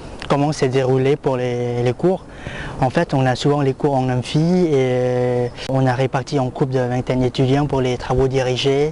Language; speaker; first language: French; non-native, fluent; Lao